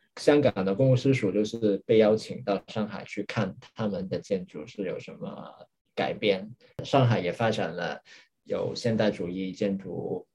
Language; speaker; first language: Chinese; non-native, local second language; Cantonese